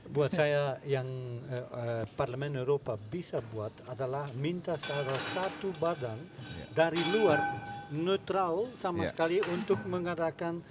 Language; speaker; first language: Indonesian; non-native, fluent; Dutch